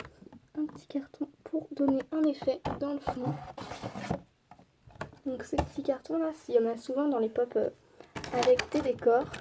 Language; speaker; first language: French; native; French